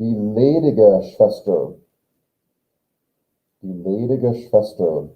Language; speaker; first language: German; non-native, fluent; English